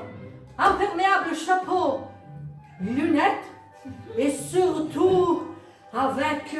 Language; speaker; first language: French; non-native, fluent; Italian